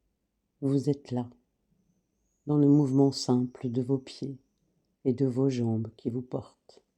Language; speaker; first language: French; native; French